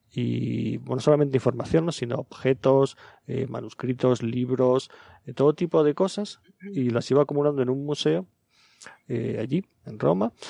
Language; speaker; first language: Spanish; native; Spanish